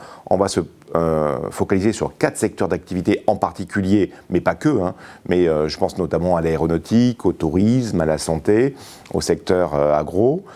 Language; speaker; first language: French; native; French